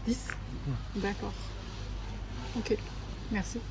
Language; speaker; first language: French; non-native, fluent; Chinese